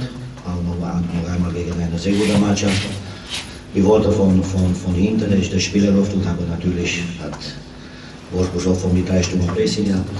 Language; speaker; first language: German; non-native, fluent; Romanian